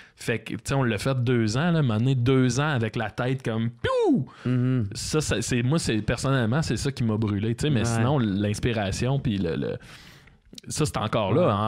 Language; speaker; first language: French; native; French